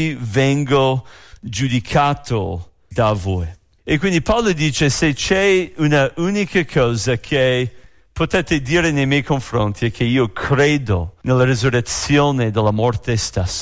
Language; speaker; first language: Italian; non-native, fluent; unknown